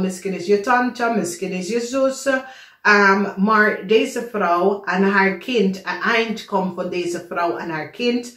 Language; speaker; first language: Dutch; non-native, learner; English